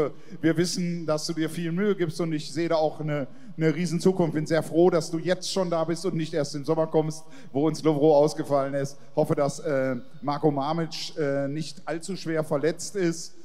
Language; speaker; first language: German; native; German